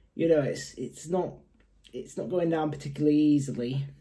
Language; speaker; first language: English; native; English